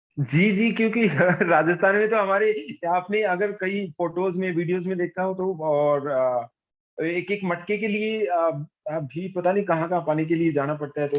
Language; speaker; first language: Hindi; native; Hindi